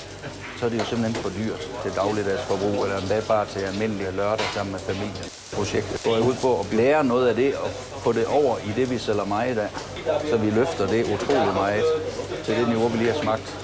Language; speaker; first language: Danish; native; Danish